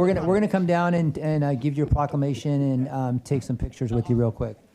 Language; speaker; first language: English; native; English